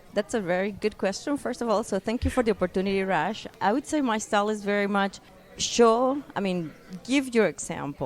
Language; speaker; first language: English; non-native, fluent; Spanish